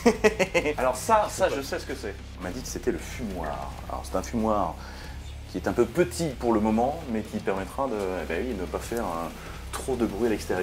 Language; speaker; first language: French; native; French